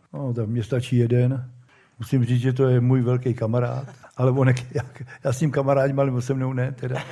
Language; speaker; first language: Czech; native; Czech